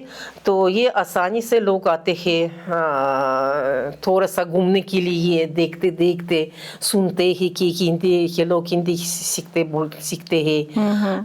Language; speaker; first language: Hindi; non-native, fluent; Russian